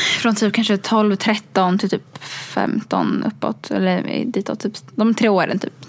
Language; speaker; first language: Swedish; early bilingual, other home language; Tigrinya